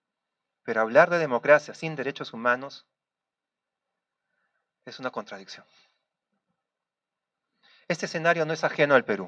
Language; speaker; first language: Spanish; native; Spanish